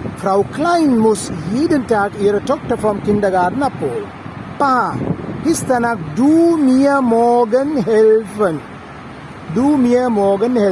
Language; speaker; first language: German; non-native, fluent; Sinhala